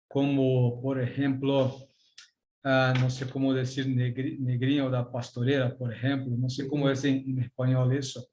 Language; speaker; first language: Spanish; non-native, learner; Portuguese